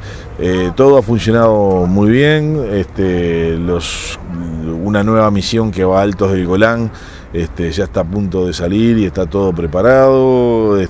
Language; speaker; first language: Spanish; native; Spanish